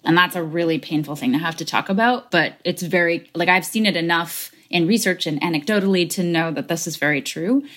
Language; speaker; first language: English; native; English